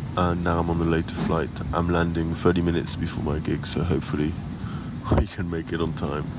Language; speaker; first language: English; native; English